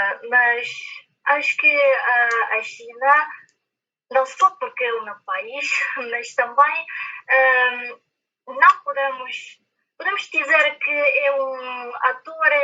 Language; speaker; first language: Portuguese; non-native, fluent; Chinese